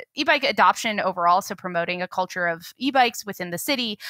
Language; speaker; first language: English; native; English